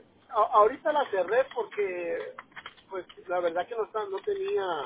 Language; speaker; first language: Spanish; native; Spanish